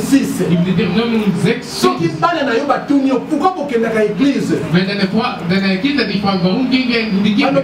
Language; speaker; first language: German; non-native, learner; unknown